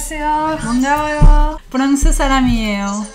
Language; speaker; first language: Korean; non-native, learner; French